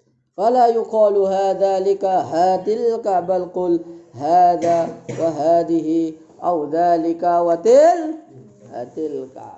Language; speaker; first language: Arabic; non-native, fluent; Indonesian